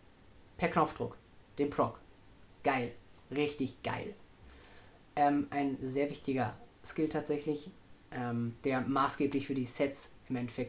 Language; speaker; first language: German; native; German